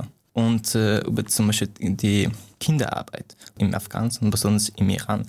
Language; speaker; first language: German; non-native, fluent; Persian